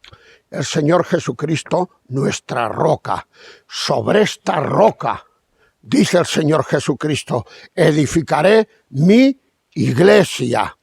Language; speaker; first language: Spanish; native; Spanish